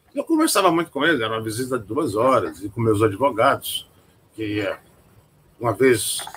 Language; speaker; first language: Portuguese; native; Portuguese